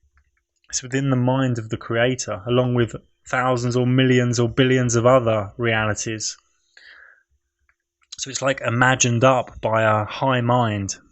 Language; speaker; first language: English; native; English